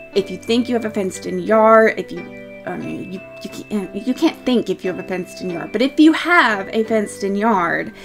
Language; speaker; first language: English; native; English